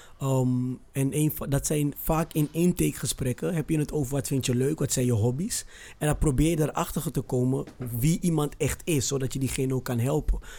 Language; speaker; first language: Dutch; early bilingual, other home language; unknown